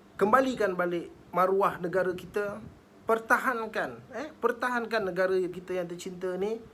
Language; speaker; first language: Malay; native; Malay